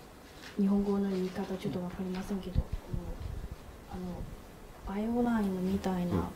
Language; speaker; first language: Japanese; non-native, learner; Chinese